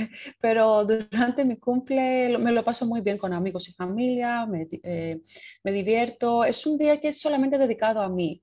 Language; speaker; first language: Spanish; non-native, fluent; Greek